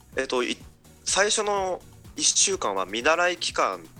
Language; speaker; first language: Japanese; native; Japanese